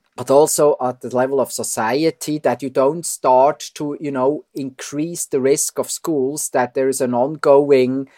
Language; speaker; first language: English; non-native, fluent; German